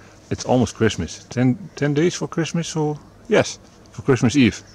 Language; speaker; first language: English; non-native, learner; Dutch